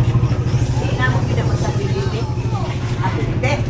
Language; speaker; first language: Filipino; non-native, local second language; Cebuano